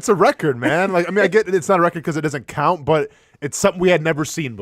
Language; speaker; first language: English; native; English